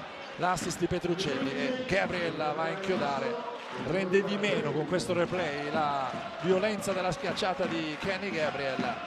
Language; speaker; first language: Italian; native; Italian